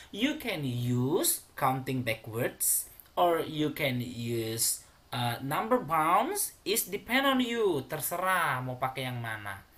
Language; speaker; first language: English; non-native, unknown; Indonesian